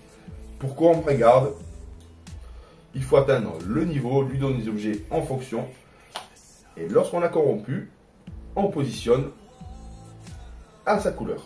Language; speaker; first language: French; native; French